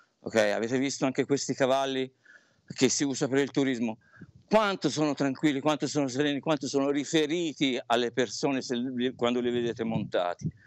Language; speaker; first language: Italian; native; Italian